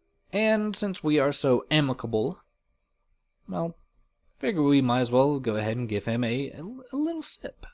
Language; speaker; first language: English; native; English